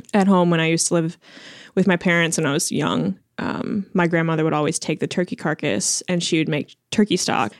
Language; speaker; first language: English; early bilingual, other home language; Chinese